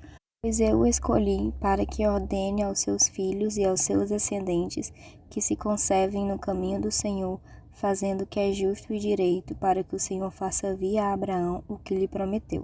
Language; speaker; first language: Portuguese; native; Portuguese